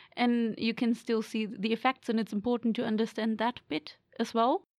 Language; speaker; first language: English; non-native, fluent; German